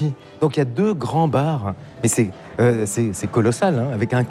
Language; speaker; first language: French; native; French